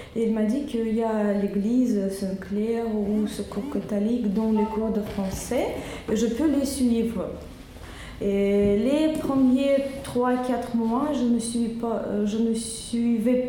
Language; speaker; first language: French; non-native, learner; Russian